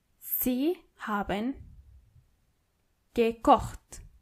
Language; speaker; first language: German; non-native, fluent; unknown